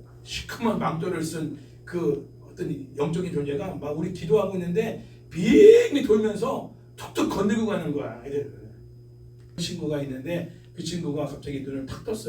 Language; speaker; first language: Korean; native; Korean